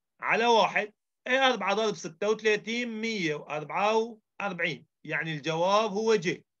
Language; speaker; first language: Arabic; native; Arabic